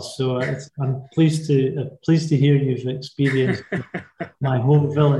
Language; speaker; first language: English; native; English